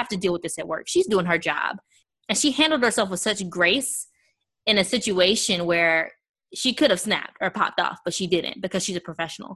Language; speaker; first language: English; native; English